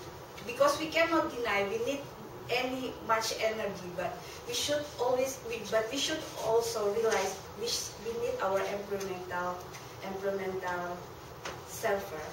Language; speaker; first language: English; non-native, learner; Indonesian